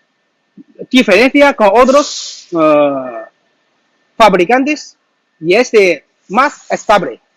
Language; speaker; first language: Spanish; non-native, learner; Chinese